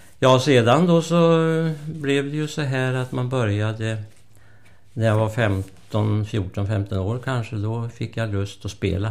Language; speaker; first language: Swedish; native; Swedish